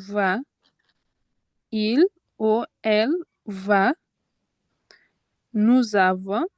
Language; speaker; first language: French; non-native, learner; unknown